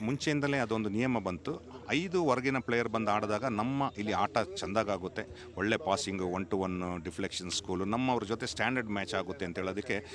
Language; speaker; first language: Kannada; non-native, local second language; Kodava